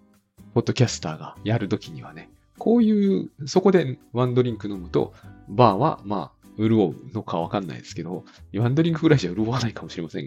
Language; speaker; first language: Japanese; native; Japanese